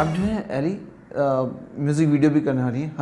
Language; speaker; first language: Hindi; native; Hindi